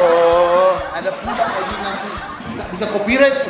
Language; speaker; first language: Indonesian; native; Indonesian